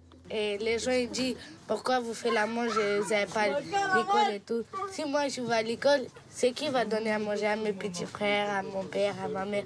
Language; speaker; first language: French; non-native, learner; Romanian